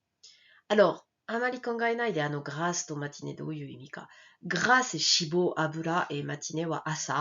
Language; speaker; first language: Japanese; non-native, fluent; French